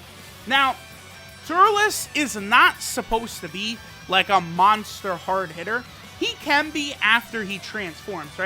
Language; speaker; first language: English; native; English